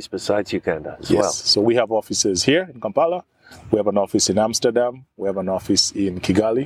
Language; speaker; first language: English; non-native, local second language; Ganda